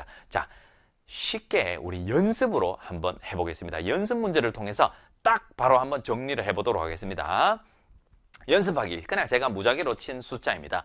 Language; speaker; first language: Korean; native; Korean